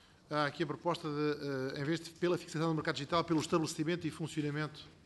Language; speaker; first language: Portuguese; native; Portuguese